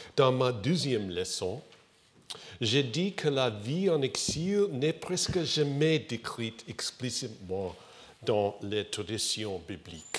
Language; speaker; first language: French; non-native, learner; English